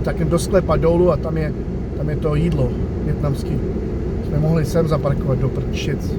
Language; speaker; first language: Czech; non-native, fluent; English